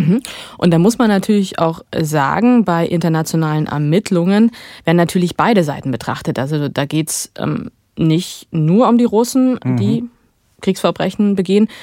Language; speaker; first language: German; native; German